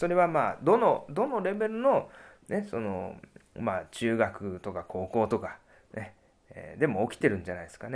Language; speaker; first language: Japanese; native; Japanese